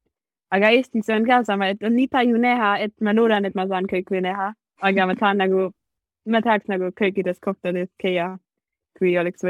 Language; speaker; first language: Estonian; non-native, learner; German